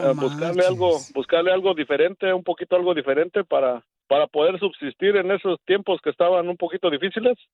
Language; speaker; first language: Spanish; native; Spanish